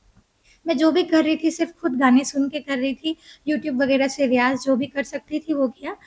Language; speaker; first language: Hindi; native; Hindi